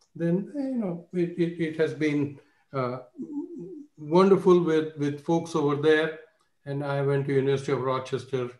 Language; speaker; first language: English; non-native, local second language; Marathi